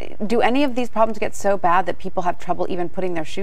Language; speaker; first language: English; native; English